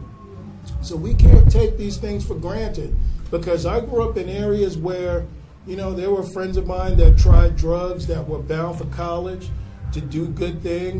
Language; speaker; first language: English; native; English